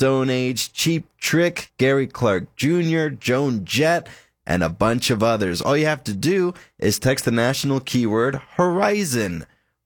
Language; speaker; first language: English; native; English